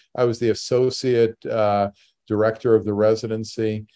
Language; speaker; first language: English; native; English